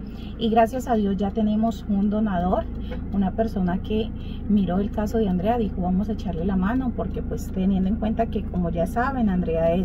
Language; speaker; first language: Spanish; native; Spanish